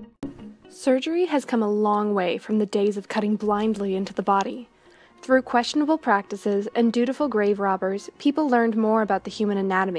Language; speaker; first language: English; native; English